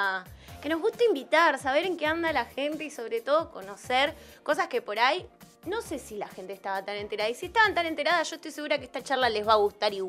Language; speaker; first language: Spanish; native; Spanish